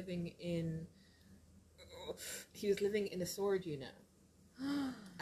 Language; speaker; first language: English; native; English